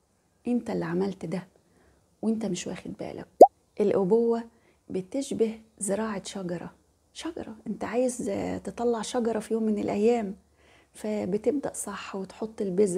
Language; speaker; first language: Arabic; native; Arabic